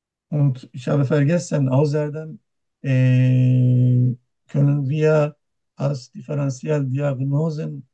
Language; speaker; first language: German; non-native, learner; Turkish